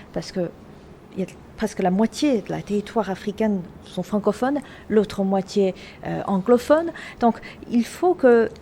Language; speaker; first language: French; non-native, fluent; Chinese